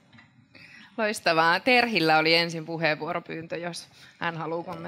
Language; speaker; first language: Finnish; native; Finnish